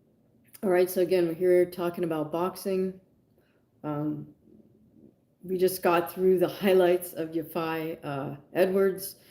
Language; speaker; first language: English; native; English